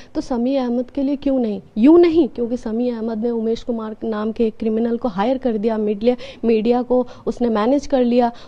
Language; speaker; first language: Hindi; non-native, local second language; Bangla